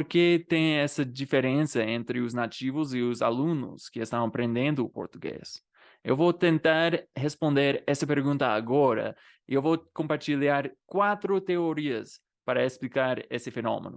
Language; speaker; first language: Portuguese; non-native, fluent; English